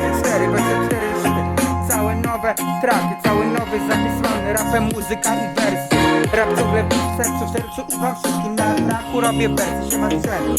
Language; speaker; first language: Polish; native; Polish